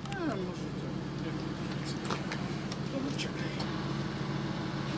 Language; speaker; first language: Polish; non-native, learner; English